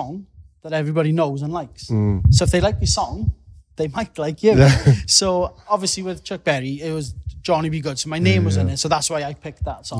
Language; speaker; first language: English; native; English